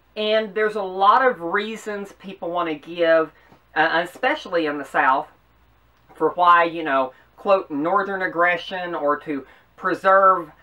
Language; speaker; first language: English; native; English